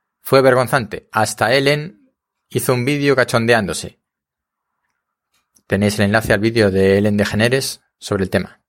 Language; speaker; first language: Spanish; native; Spanish